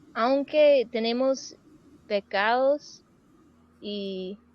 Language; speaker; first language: Spanish; non-native, fluent; English